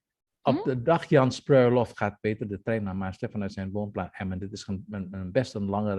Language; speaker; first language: Dutch; non-native, fluent; Indonesian